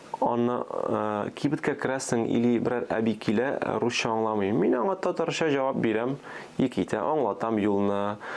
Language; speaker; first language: Tatar; early bilingual, other home language; Armenian